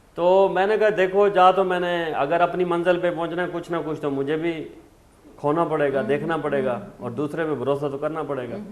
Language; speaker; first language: Urdu; non-native, local second language; Saraiki